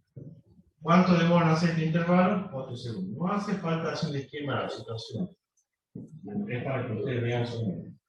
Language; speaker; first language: Spanish; native; Spanish